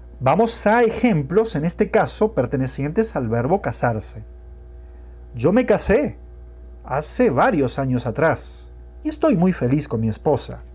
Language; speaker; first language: Spanish; non-native, fluent; Portuguese